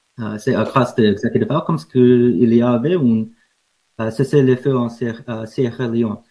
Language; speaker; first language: French; non-native, fluent; English